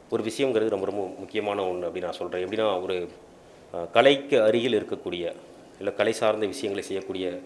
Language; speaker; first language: Tamil; native; Tamil